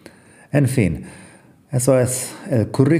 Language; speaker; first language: Spanish; non-native, fluent; English